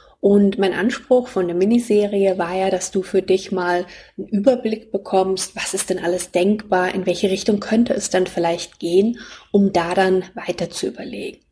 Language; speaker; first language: German; native; German